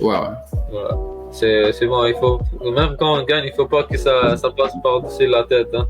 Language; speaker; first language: French; native; French